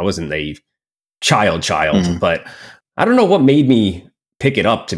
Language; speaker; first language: English; native; English